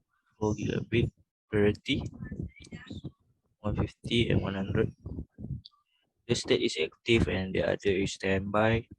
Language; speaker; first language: English; non-native, local second language; Malay